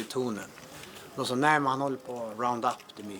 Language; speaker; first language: Swedish; native; Swedish